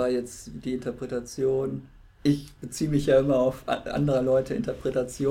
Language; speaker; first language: German; native; German